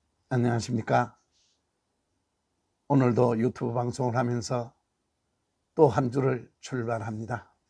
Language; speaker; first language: Korean; native; Korean